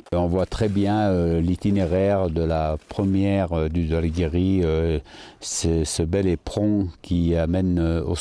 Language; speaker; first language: French; native; French